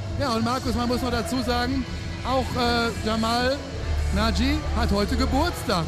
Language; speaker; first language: German; native; German